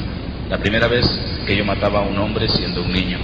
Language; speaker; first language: Spanish; native; Spanish